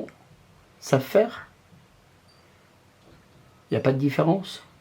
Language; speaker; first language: French; native; French